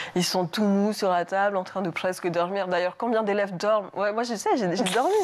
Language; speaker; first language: French; native; French